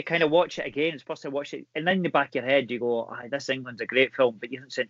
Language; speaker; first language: English; native; English